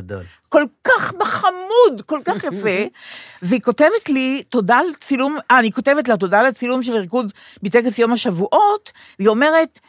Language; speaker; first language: Hebrew; native; Hebrew